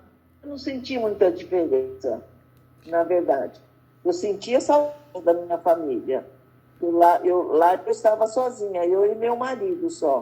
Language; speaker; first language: Portuguese; early bilingual, other home language; Arabic